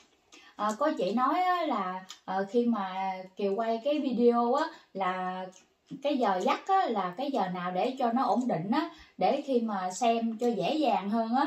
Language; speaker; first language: Vietnamese; native; Vietnamese